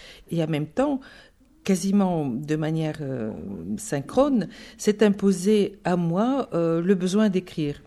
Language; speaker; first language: French; non-native, fluent; Bulgarian